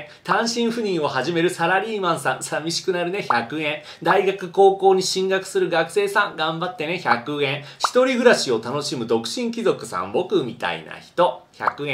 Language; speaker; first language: Japanese; native; Japanese